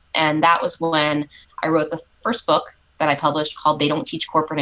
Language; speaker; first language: English; native; English